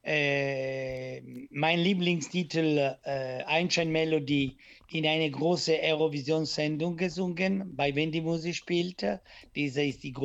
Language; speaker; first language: German; non-native, learner; Italian